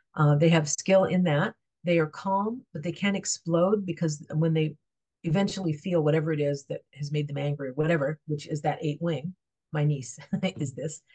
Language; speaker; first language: English; native; English